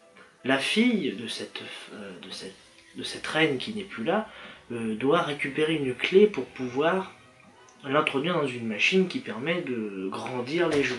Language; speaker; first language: French; native; French